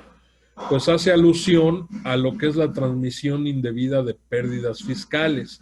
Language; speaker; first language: Spanish; native; Spanish